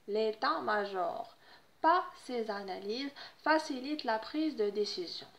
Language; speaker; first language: French; non-native, local second language; Arabic